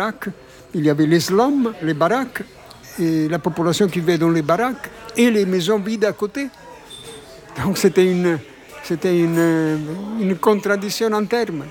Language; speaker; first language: French; non-native, fluent; Italian